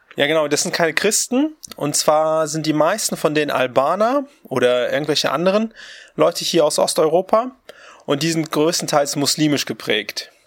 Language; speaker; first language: German; early bilingual, other home language; Russian